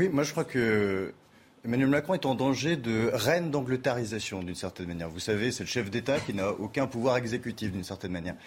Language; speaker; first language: French; native; French